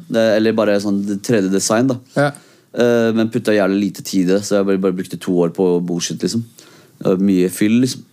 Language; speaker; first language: Norwegian; early bilingual, other home language; Kurdish